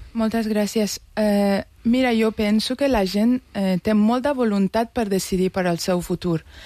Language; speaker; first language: Catalan; non-native, fluent; Persian